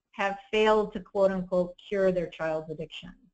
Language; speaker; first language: English; native; English